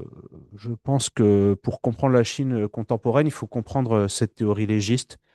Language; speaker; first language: French; native; French